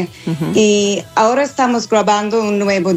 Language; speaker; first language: Spanish; non-native, learner; English